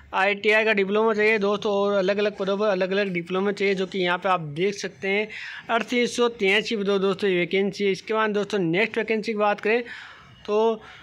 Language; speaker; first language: Hindi; native; Hindi